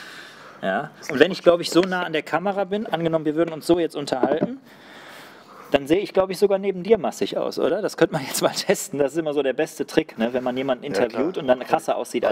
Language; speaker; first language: German; native; German